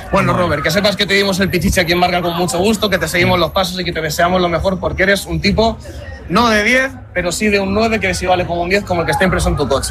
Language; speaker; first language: Spanish; native; Spanish